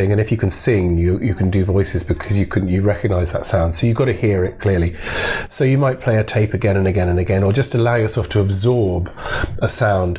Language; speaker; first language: English; native; English